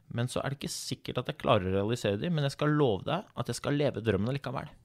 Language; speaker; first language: Norwegian; native; Norwegian